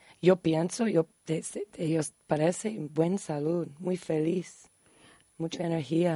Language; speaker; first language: Spanish; non-native, learner; English